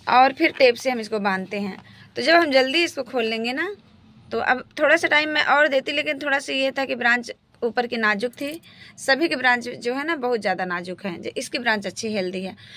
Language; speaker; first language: Hindi; native; Hindi